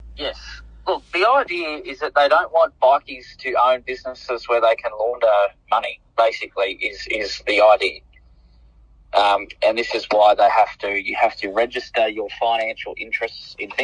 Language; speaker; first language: English; native; English